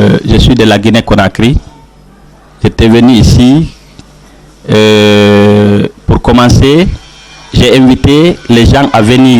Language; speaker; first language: French; non-native, local second language; Fula